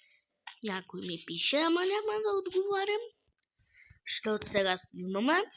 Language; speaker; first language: Bulgarian; native; Bulgarian